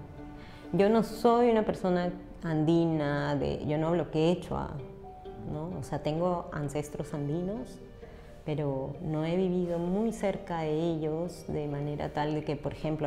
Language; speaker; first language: Spanish; native; Spanish